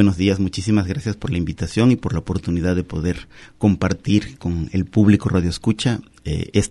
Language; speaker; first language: Spanish; native; Spanish